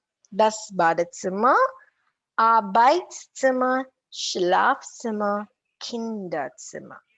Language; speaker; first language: German; non-native, fluent; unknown